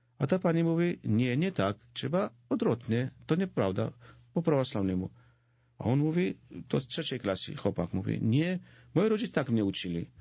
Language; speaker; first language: Polish; non-native, fluent; Georgian